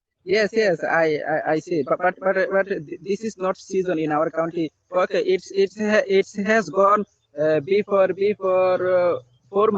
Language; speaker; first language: English; non-native, learner; Bangla